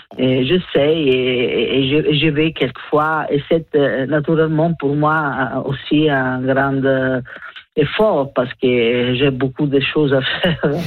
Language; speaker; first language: French; non-native, learner; Italian